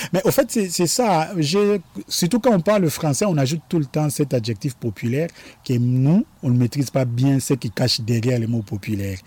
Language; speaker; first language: French; non-native, local second language; Lingala